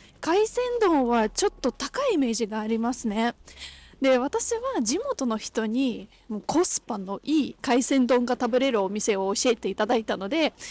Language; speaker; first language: Japanese; non-native, fluent; Russian